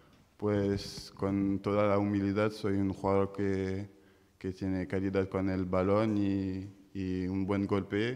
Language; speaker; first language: Spanish; non-native, fluent; French